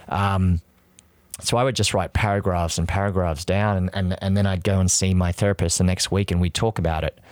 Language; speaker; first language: English; native; English